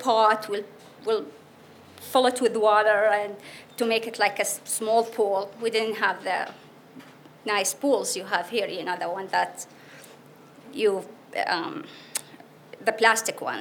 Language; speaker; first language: English; non-native, fluent; Arabic